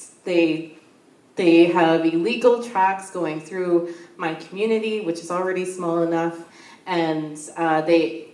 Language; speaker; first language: English; native; English